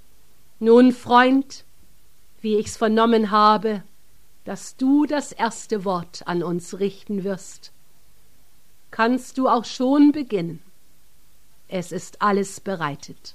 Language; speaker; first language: German; native; German